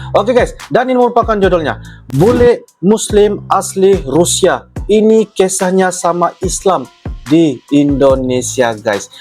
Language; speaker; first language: Malay; native; Malay